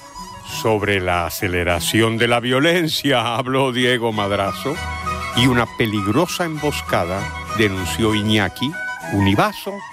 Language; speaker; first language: Spanish; native; Spanish